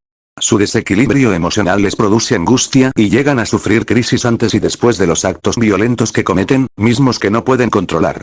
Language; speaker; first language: Spanish; native; Spanish